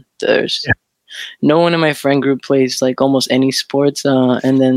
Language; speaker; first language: English; non-native, fluent; Spanish